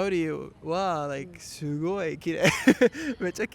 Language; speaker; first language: Japanese; non-native, learner; English